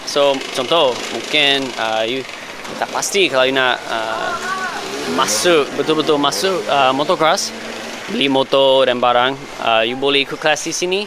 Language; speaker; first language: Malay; non-native, fluent; English